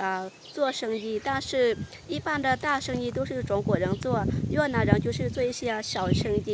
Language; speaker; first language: Chinese; non-native, fluent; Lao